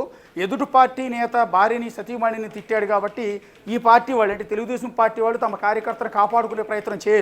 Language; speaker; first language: Telugu; native; Telugu